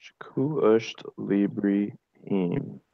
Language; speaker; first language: Albanian; non-native, learner; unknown